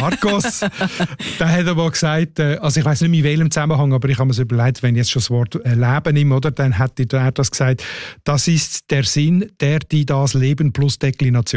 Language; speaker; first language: German; native; German